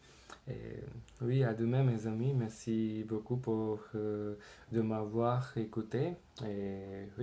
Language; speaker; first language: French; non-native, learner; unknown